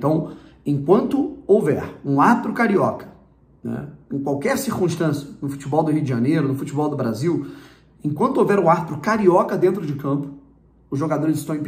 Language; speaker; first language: Portuguese; native; Portuguese